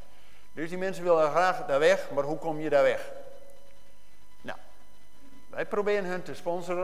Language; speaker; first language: Dutch; native; Dutch